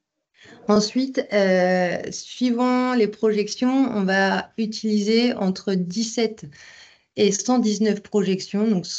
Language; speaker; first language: French; native; French